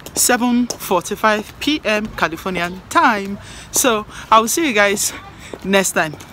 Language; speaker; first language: English; non-native, local second language; Igbo